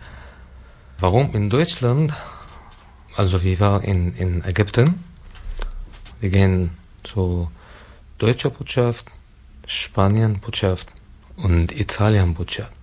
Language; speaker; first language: German; non-native, learner; Arabic